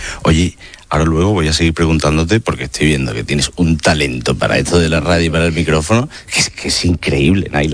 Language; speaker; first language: Spanish; native; Spanish